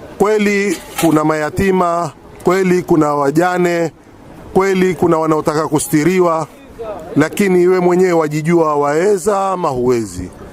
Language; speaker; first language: Swahili; native; Swahili